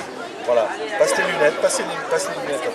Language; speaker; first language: French; native; French